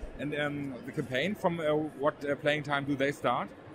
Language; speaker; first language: English; non-native, fluent; German